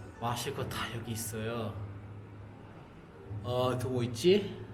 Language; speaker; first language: Korean; non-native, fluent; Malay